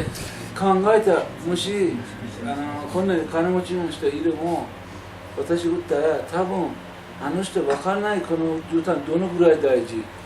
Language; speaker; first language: Japanese; non-native, learner; Persian